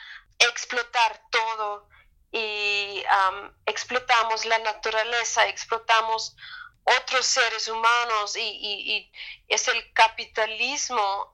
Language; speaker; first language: Spanish; non-native, fluent; German